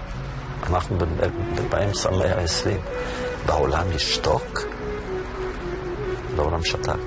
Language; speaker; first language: Hebrew; non-native, fluent; Yiddish